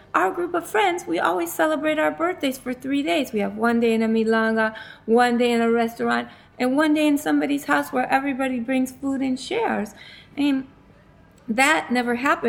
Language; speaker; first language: English; native; English